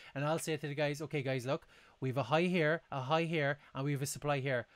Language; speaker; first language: English; native; English